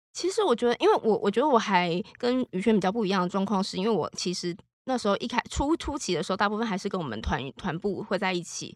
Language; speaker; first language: Chinese; native; Chinese